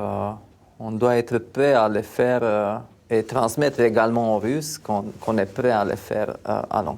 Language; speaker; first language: French; non-native, fluent; Romanian